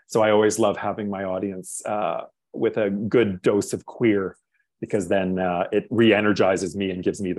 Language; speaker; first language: English; native; English